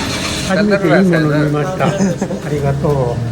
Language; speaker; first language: Japanese; native; Japanese